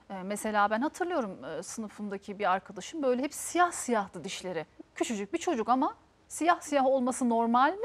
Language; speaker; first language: Turkish; early bilingual, heritage; Turkish